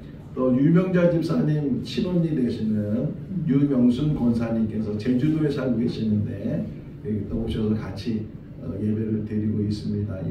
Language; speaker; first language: Korean; native; Korean